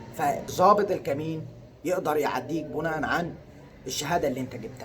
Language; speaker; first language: Arabic; native; Arabic